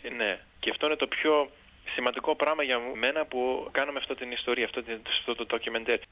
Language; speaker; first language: Greek; early bilingual, heritage; Greek